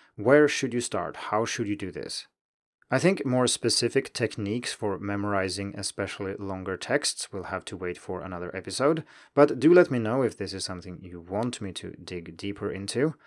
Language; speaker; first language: English; non-native, fluent; Swedish